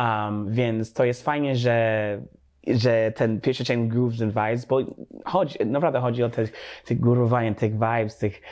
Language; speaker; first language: Polish; non-native, learner; English